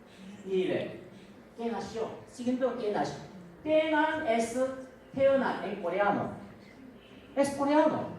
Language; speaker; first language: Spanish; non-native, fluent; Korean